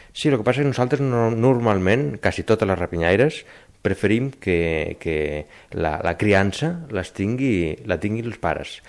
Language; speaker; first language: Catalan; native; Catalan